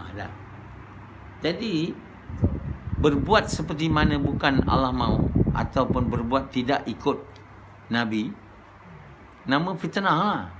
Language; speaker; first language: Malay; native; Malay